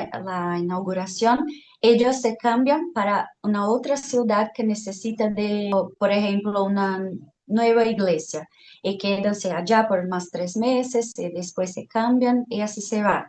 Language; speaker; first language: Spanish; non-native, fluent; Portuguese